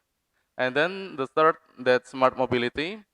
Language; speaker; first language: English; non-native, fluent; Indonesian